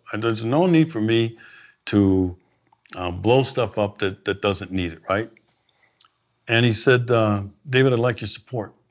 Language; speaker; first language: English; native; English